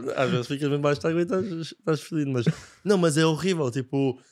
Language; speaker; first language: Portuguese; non-native, fluent; English